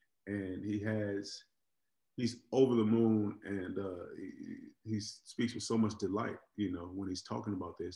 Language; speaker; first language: English; native; English